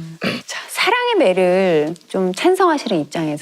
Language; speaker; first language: Korean; native; Korean